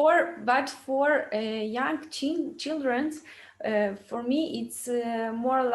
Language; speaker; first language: English; non-native, learner; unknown